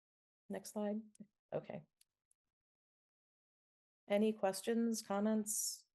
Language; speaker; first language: English; native; English